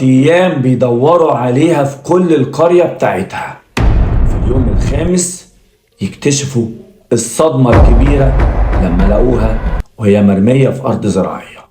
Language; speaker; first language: Arabic; native; Arabic